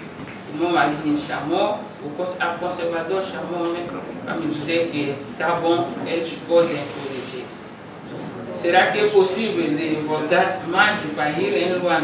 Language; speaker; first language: Portuguese; non-native, local second language; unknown